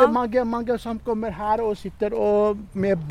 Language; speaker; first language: Norwegian; non-native, learner; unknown